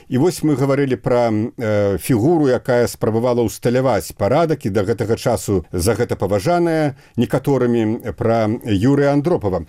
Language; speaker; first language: Belarusian; native; Belarusian